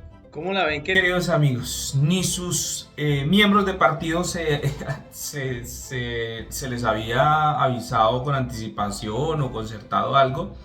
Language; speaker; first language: Spanish; native; Spanish